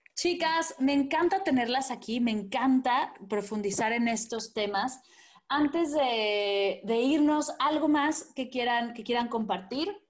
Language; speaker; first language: Spanish; native; Spanish